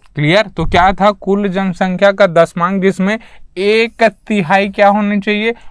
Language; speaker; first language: Hindi; native; Hindi